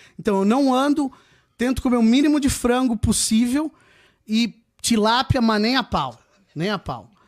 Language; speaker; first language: Portuguese; native; Portuguese